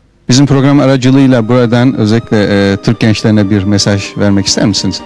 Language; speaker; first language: Turkish; native; Turkish